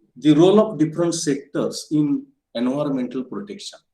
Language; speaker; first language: English; non-native, local second language; Marathi